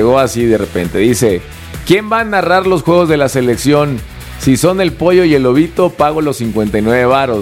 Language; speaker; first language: Spanish; native; Spanish